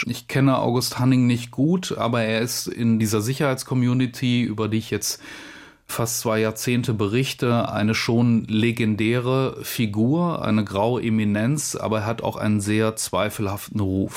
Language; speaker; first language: German; native; German